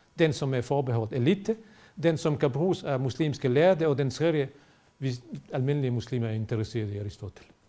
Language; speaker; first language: Danish; non-native, fluent; Bosnian